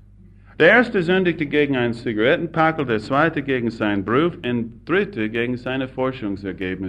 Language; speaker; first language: German; non-native, fluent; English